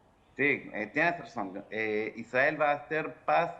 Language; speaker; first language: Spanish; non-native, fluent; Hebrew